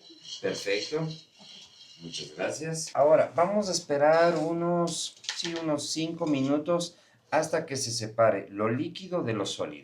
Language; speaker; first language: Spanish; native; Spanish